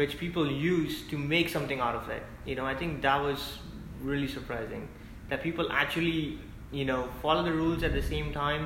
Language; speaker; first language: English; non-native, local second language; Hindi